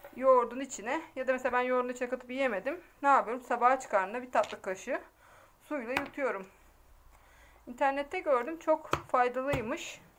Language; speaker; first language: Turkish; native; Turkish